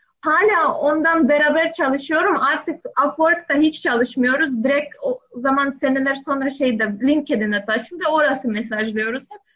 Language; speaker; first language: Turkish; non-native, learner; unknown